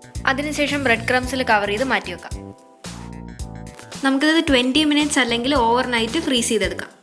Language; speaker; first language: Malayalam; native; Malayalam